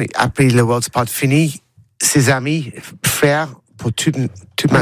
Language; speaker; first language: French; non-native, learner; English